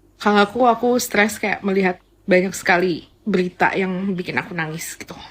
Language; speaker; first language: Indonesian; native; Indonesian